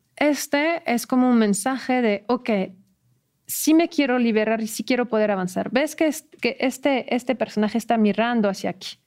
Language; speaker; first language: Spanish; non-native, fluent; French